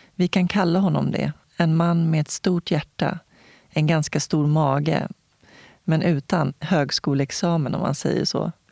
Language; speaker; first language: Swedish; native; Swedish